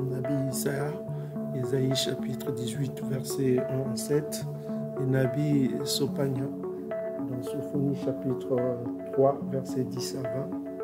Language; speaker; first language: French; non-native, local second language; Kongo